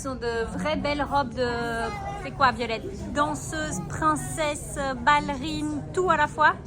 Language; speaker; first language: French; native; French